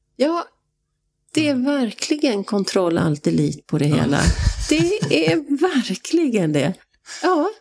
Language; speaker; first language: Swedish; native; Swedish